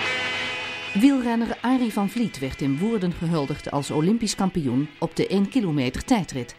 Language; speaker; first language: Dutch; native; Dutch